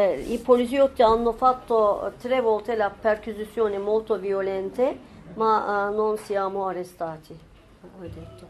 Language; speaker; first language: Italian; non-native, fluent; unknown